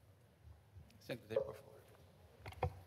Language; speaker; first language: Spanish; non-native, learner; English